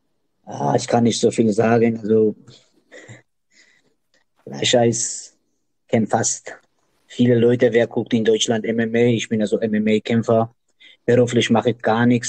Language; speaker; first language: German; non-native, learner; Georgian